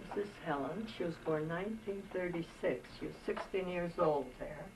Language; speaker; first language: English; early bilingual, other home language; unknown